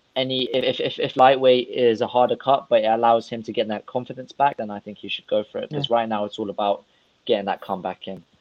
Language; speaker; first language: English; non-native, fluent; Russian